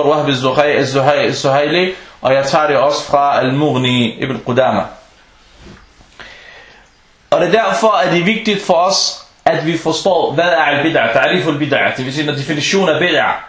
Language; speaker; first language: Danish; non-native, fluent; Arabic